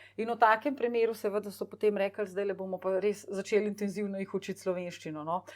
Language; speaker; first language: Slovenian; native; Slovenian